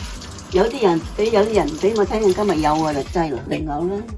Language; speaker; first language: Cantonese; native; Cantonese